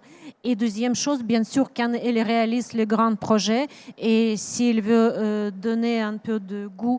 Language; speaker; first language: French; non-native, learner; Ukrainian